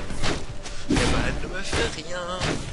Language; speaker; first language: French; native; French